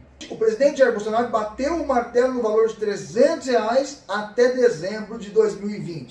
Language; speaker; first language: Portuguese; native; Portuguese